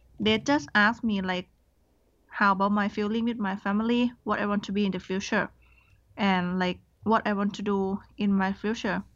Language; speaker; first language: English; non-native, learner; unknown